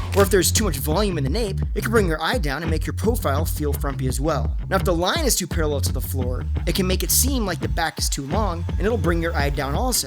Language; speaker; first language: English; native; English